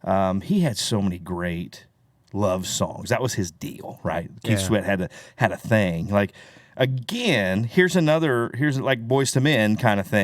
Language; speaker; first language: English; native; English